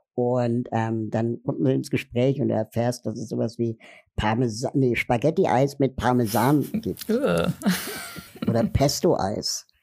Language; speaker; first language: German; native; German